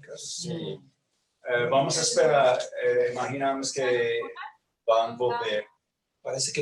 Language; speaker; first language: Portuguese; non-native, learner; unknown